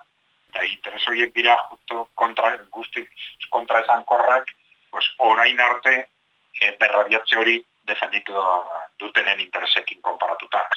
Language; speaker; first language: Basque; native; Basque